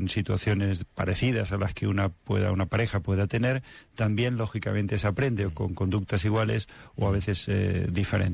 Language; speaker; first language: Spanish; native; Spanish